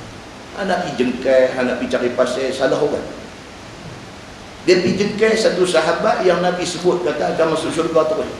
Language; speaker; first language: Malay; native; Malay